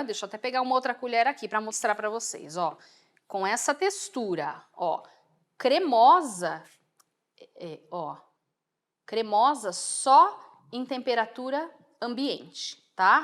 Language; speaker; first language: Portuguese; native; Portuguese